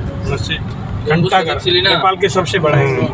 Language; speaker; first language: Hindi; non-native, learner; Nepali